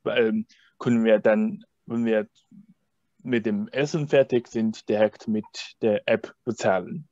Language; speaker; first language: German; non-native, fluent; Chinese